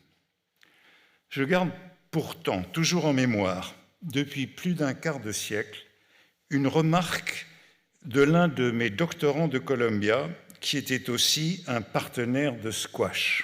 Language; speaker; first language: French; native; French